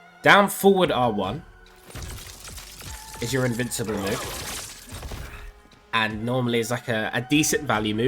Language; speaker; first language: English; native; English